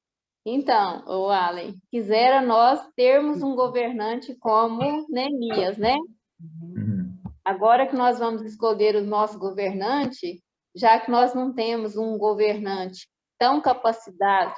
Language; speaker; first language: Portuguese; native; Portuguese